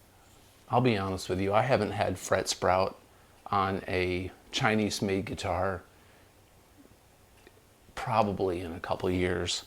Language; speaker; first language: English; native; English